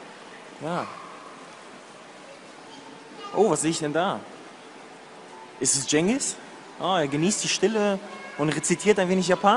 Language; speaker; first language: German; native; German